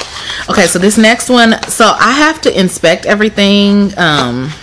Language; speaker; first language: English; native; English